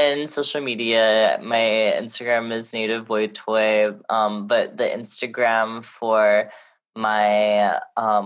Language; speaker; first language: English; native; English